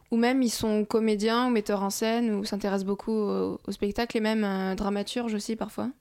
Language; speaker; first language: French; non-native, fluent; Russian